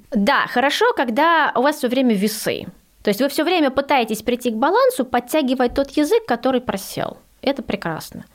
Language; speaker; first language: Russian; early bilingual, heritage; Russian